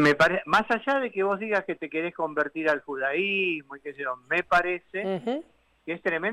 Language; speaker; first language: Spanish; native; Spanish